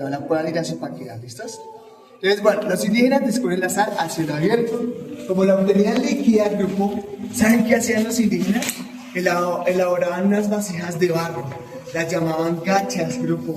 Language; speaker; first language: Spanish; native; Spanish